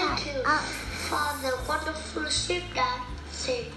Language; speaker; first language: English; non-native, learner; Vietnamese